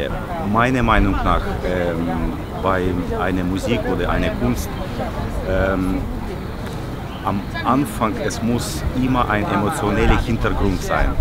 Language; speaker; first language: German; non-native, fluent; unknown